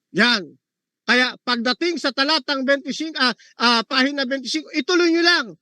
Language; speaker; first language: Filipino; native; Filipino